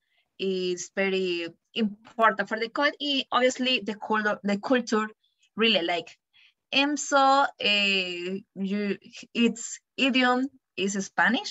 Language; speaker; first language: English; non-native, learner; Spanish